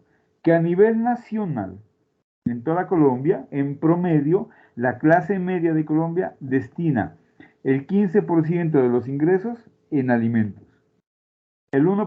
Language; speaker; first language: Spanish; native; Spanish